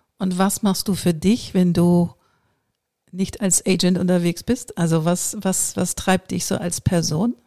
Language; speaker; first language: German; native; German